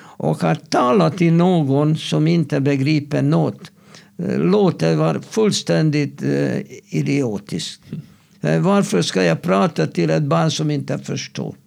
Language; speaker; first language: Swedish; non-native, fluent; Hungarian